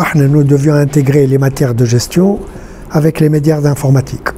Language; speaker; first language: French; non-native, local second language; Arabic